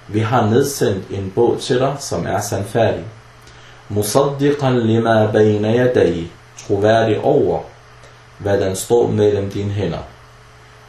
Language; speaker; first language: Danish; early bilingual, other home language; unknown